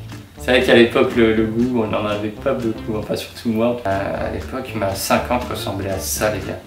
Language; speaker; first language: French; native; French